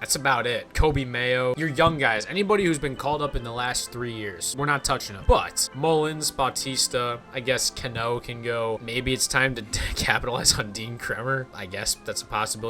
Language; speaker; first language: English; native; English